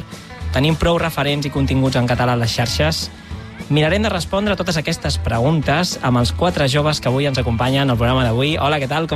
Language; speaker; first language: Catalan; native; Catalan